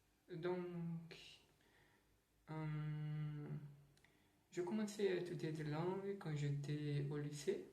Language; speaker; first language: French; non-native, learner; Portuguese